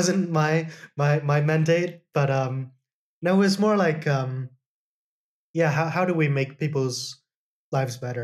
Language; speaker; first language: English; non-native, local second language; Cantonese